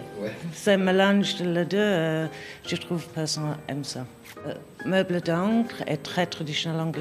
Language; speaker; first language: French; non-native, learner; English